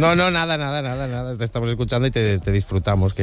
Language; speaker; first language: Spanish; native; Spanish